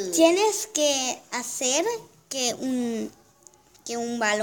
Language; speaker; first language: Spanish; non-native, learner; German